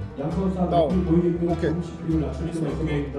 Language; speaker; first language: Korean; native; Korean